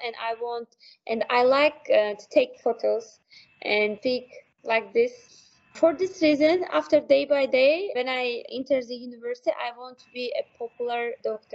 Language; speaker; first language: English; non-native, learner; Uzbek